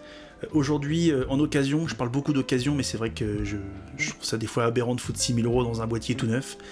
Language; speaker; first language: French; native; French